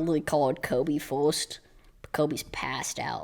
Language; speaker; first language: English; native; English